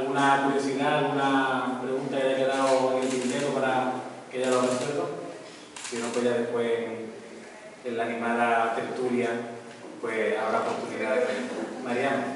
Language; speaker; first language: Spanish; native; Spanish